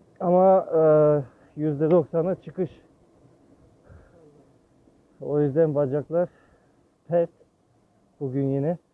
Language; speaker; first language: Turkish; early bilingual, heritage; Turkish